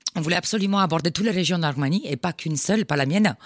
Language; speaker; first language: French; non-native, fluent; Romanian